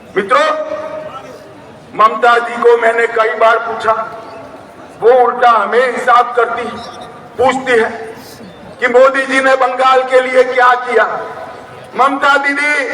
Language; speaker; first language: Hindi; non-native, local second language; Gujarati